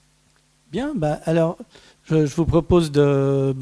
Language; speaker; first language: French; native; French